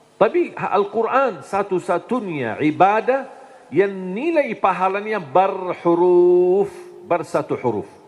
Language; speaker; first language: Indonesian; non-native, fluent; Arabic